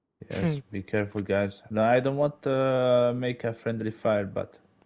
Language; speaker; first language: English; non-native, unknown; Italian